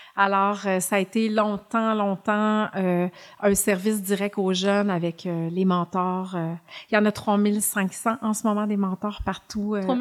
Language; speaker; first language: French; native; French